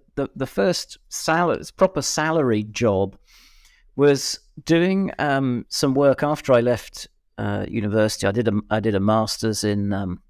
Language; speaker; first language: English; native; English